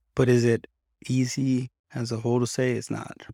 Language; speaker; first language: English; early bilingual, other home language; Spanish